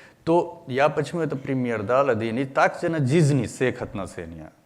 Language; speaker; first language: Russian; non-native, learner; Hindi